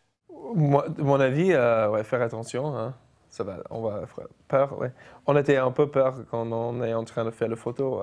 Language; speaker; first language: French; non-native, fluent; English